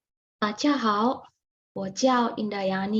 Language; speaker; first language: Chinese; non-native, learner; Indonesian